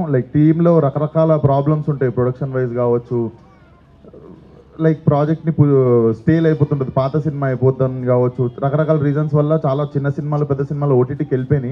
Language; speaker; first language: Telugu; native; Telugu